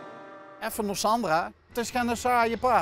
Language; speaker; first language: Dutch; native; Dutch